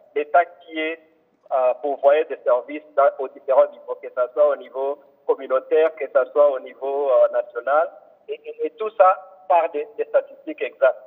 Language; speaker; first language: French; non-native, local second language; Kinyarwanda